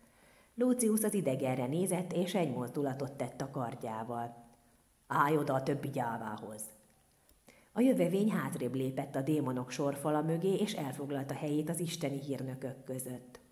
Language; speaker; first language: Hungarian; native; Hungarian